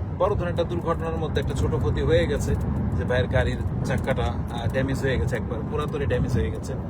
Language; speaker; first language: Bangla; native; Bangla